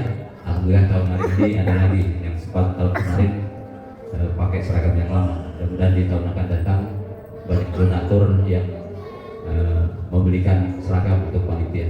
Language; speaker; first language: Indonesian; native; Indonesian